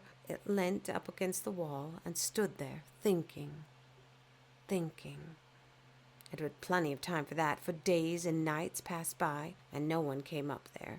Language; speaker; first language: English; native; English